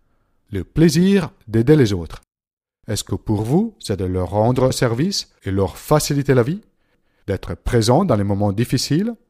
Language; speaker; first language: French; non-native, fluent; Italian